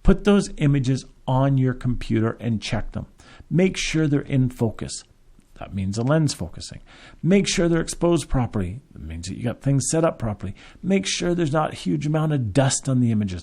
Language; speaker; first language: English; native; English